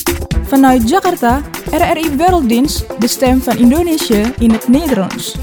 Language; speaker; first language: Dutch; non-native, fluent; Indonesian